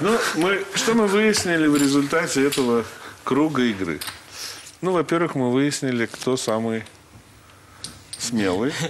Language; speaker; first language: Russian; native; Russian